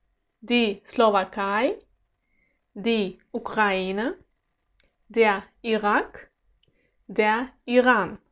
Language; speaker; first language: German; non-native, fluent; Uzbek